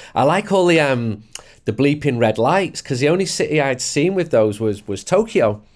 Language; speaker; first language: English; native; English